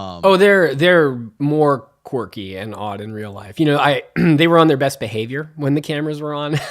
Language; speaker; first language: English; native; English